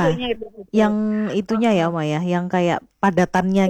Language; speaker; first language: Indonesian; native; Indonesian